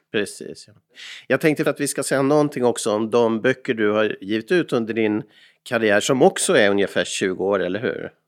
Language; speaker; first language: Swedish; native; Swedish